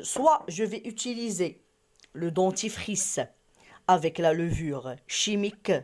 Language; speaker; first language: French; non-native, local second language; Arabic